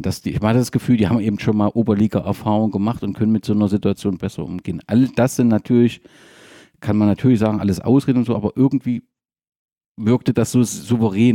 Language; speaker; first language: German; native; German